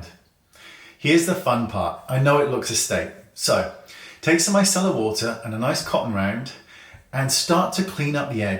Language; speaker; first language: English; native; English